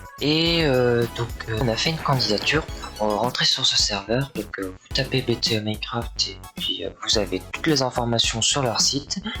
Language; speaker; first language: French; native; French